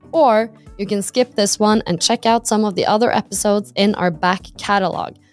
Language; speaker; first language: English; non-native, fluent; Norwegian